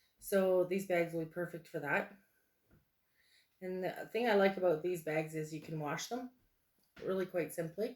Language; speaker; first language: English; native; English